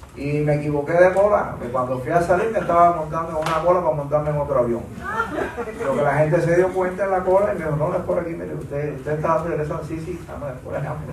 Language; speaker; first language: Spanish; native; Spanish